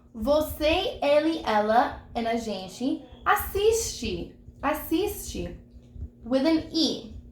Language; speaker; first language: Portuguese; non-native, fluent; English